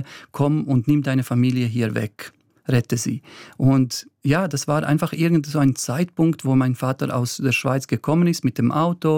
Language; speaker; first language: German; early bilingual, other home language; Bosnian